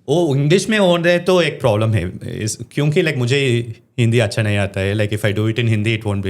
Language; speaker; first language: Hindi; non-native, local second language; Tamil